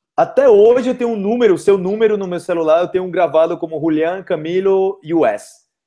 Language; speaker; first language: Portuguese; native; Portuguese